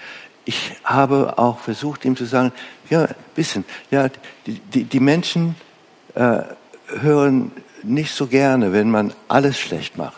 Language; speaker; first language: German; non-native, fluent; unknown